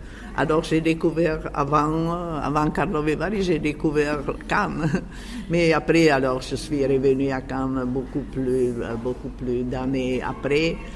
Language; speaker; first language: French; non-native, fluent; Czech